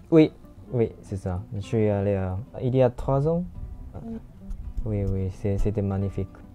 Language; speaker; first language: French; non-native, learner; Japanese